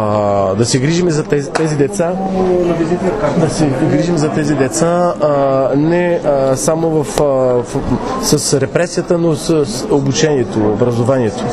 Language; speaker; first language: Bulgarian; non-native, fluent; French